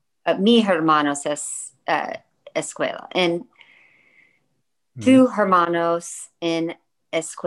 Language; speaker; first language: Spanish; non-native, learner; English